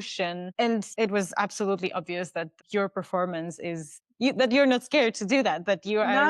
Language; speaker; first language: English; non-native, fluent; German